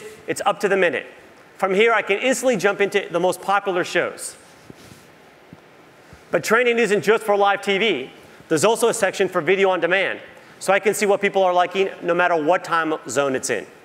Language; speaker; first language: English; native; English